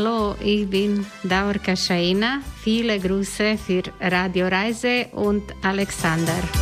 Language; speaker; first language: German; non-native, learner; Croatian